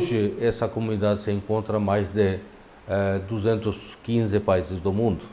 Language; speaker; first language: Portuguese; non-native, fluent; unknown